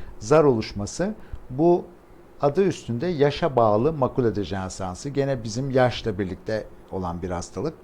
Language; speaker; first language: Turkish; native; Turkish